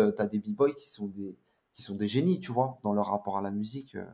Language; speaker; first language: French; native; French